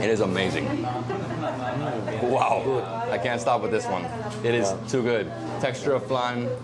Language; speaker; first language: English; early bilingual, other home language; Spanish